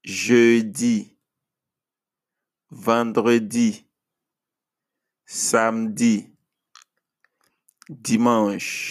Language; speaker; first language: French; non-native, fluent; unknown